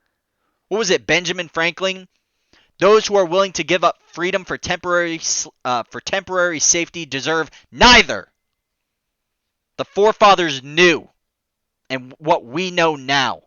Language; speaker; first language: English; native; English